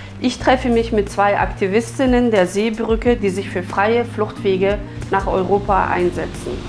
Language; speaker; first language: German; early bilingual, other home language; Kurdish